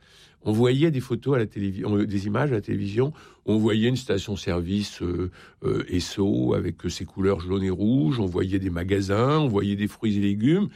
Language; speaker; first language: French; native; French